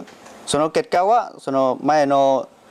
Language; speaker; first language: Japanese; non-native, learner; Vietnamese